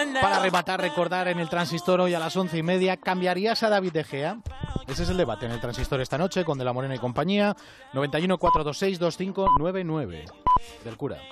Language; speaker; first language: Spanish; native; Spanish